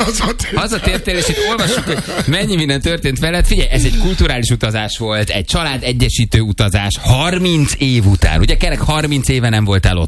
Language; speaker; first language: Hungarian; native; Hungarian